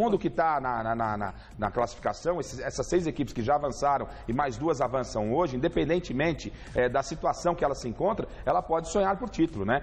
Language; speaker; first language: Portuguese; native; Portuguese